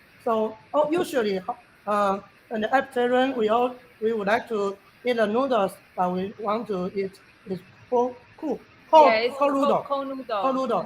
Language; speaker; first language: English; non-native, learner; Chinese